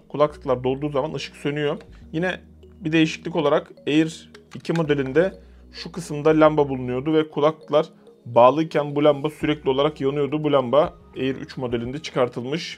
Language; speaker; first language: Turkish; native; Turkish